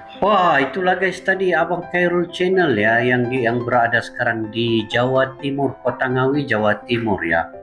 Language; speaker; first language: Malay; native; Malay